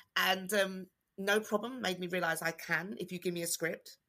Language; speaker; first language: English; native; English